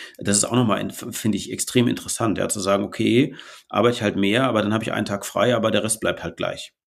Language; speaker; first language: German; native; German